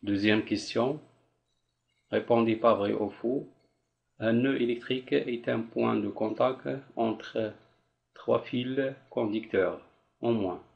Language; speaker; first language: French; non-native, local second language; Arabic